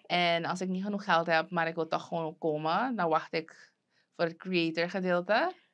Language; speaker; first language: Dutch; native; Dutch